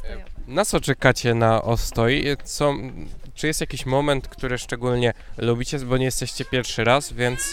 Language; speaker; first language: Polish; native; Polish